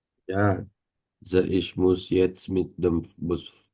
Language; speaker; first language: German; non-native, learner; Indonesian